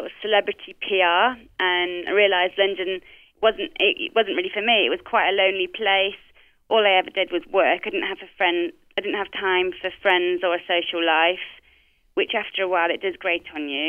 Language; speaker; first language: English; native; English